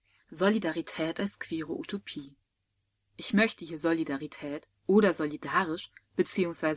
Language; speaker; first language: German; native; German